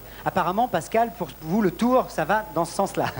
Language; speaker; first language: French; native; French